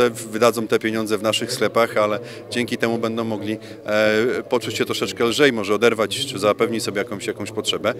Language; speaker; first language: Polish; native; Polish